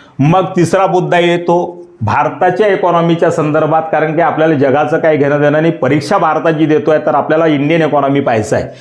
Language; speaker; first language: Marathi; native; Marathi